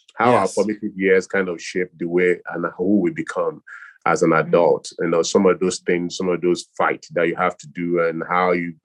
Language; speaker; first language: English; non-native, local second language; Yoruba